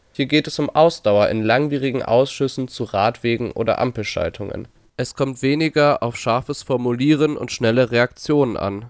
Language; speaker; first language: German; native; German